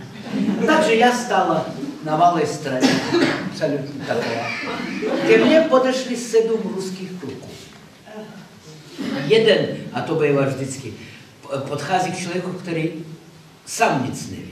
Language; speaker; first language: Czech; non-native, learner; Russian